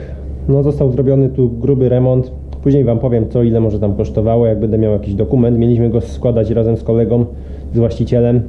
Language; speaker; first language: Polish; native; Polish